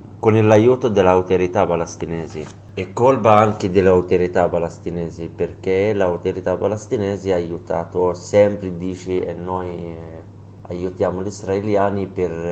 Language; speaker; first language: Italian; non-native, learner; Arabic